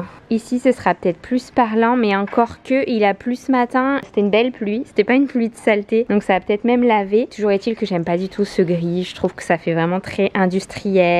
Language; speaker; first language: French; native; French